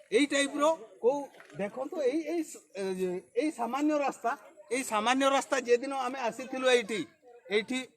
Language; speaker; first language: Odia; non-native, local second language; Santali